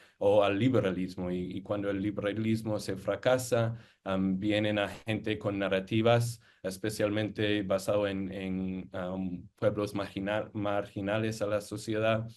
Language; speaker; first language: Spanish; non-native, fluent; English